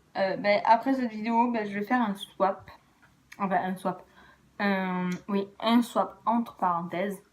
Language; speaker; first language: French; native; French